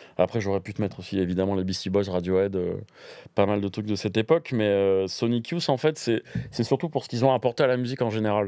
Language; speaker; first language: French; native; French